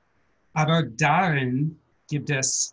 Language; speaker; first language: German; non-native, learner; English